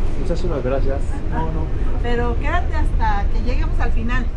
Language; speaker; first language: Spanish; non-native, learner; Korean